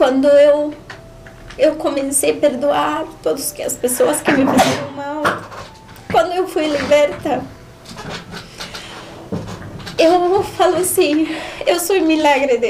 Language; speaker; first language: Portuguese; non-native, learner; Spanish